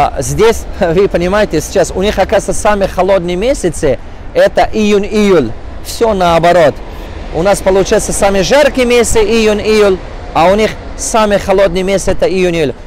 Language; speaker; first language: Russian; non-native, local second language; Tajik